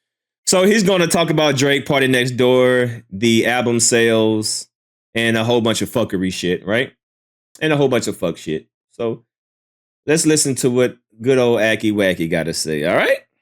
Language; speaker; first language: English; native; English